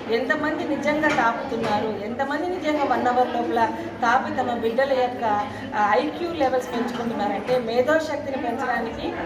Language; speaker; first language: Telugu; native; Telugu